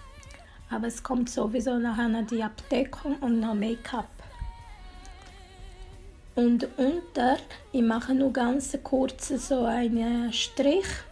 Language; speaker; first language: German; non-native, learner; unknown